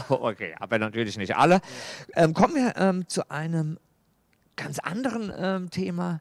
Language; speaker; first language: German; native; German